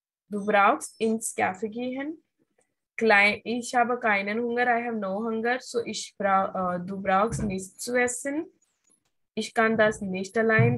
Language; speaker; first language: German; non-native, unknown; Hindi